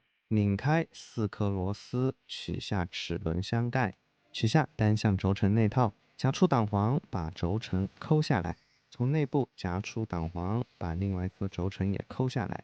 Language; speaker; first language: Chinese; native; Chinese